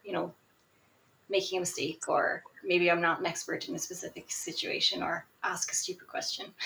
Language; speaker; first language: English; native; English